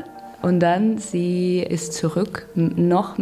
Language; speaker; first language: German; non-native, learner; Russian